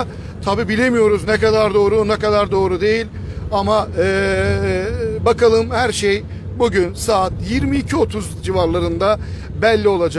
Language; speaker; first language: Turkish; native; Turkish